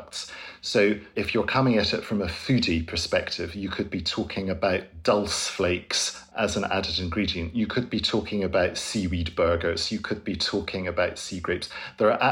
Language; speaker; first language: English; native; English